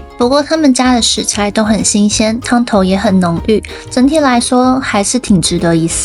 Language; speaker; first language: Chinese; native; Chinese